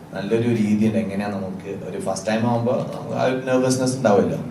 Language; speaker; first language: Malayalam; native; Malayalam